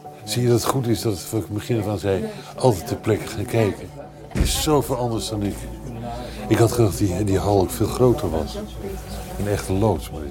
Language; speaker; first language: Dutch; native; Dutch